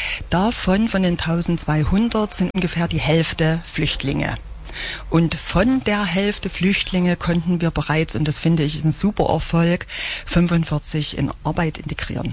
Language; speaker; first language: German; native; German